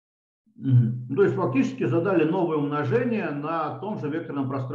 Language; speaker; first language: Russian; native; Russian